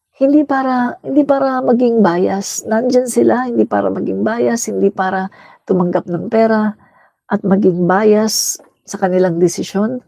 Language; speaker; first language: Filipino; native; Filipino